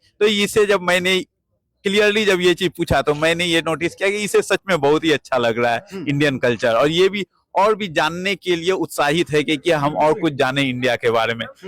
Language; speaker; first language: Hindi; native; Hindi